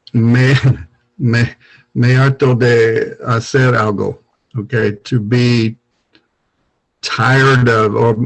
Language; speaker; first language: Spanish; non-native, learner; English